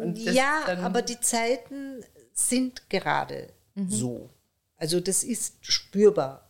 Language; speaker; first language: German; early bilingual, other home language; Persian